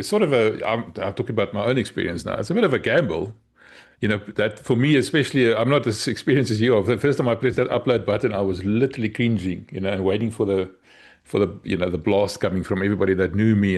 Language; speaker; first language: English; non-native, local second language; Afrikaans